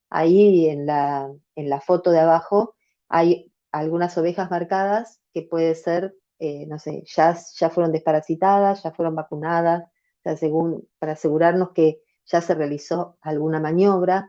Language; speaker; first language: Spanish; native; Spanish